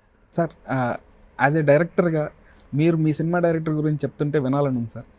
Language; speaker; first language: Telugu; native; Telugu